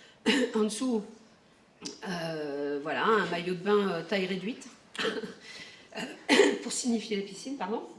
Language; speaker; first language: French; native; French